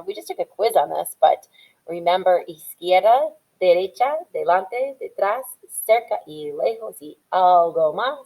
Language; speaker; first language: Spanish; non-native, fluent; English